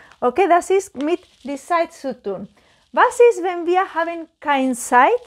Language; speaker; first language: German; non-native, learner; Spanish